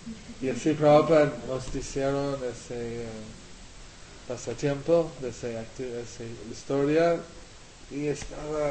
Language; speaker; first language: Spanish; non-native, learner; English